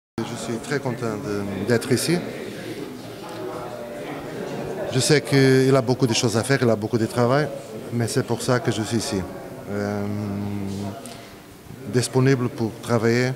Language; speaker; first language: French; non-native, fluent; Portuguese